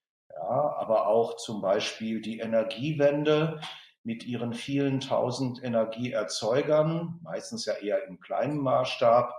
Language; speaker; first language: German; native; German